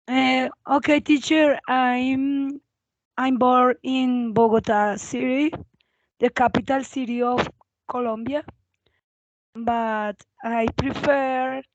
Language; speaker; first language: English; non-native, learner; Spanish